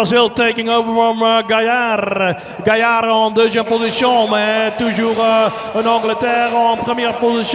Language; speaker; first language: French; non-native, local second language; Dutch